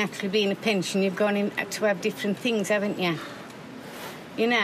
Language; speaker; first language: English; non-native, local second language; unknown